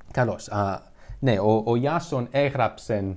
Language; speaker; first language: Greek; non-native, learner; English